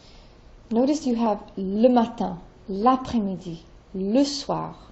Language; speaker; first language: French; non-native, fluent; English